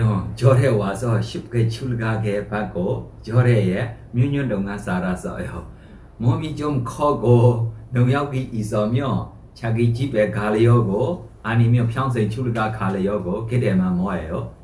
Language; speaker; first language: Korean; non-native, fluent; Burmese